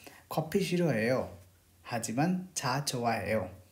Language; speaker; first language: Korean; non-native, fluent; Hindi